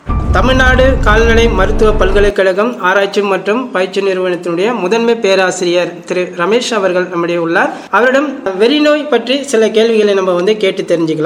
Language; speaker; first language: Tamil; native; Tamil